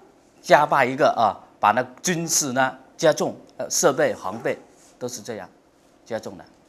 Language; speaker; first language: Chinese; native; Chinese